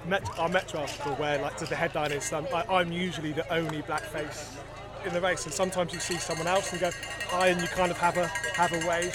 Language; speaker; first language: English; native; English